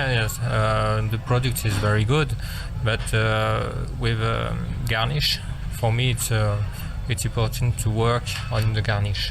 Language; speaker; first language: English; non-native, learner; French